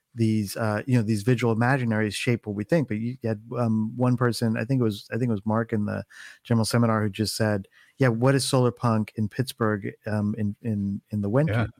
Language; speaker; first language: English; native; English